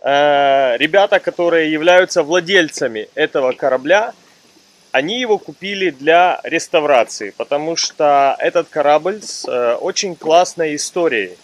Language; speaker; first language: Russian; native; Russian